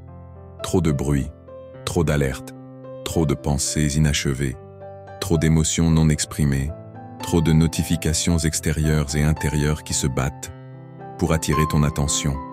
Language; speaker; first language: French; native; French